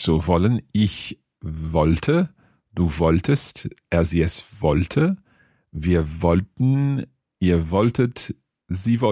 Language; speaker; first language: German; non-native, fluent; English